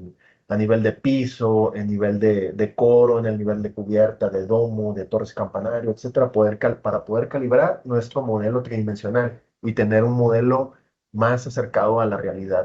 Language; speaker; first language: Spanish; native; Spanish